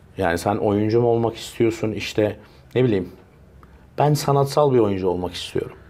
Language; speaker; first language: Turkish; early bilingual, heritage; Turkish